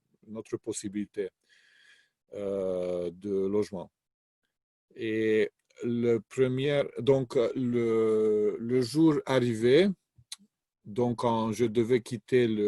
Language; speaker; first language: French; non-native, fluent; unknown